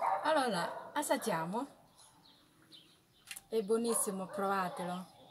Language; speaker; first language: Italian; non-native, learner; Thai